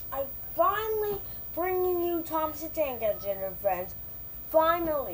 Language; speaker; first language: English; native; English